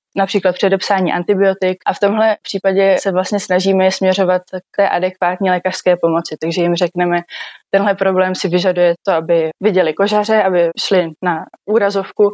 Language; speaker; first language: Czech; native; Czech